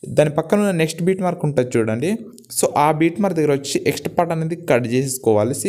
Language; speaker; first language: Telugu; non-native, local second language; Gondi